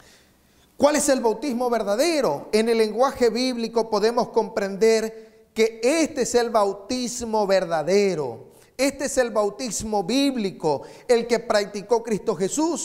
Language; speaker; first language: Spanish; native; Spanish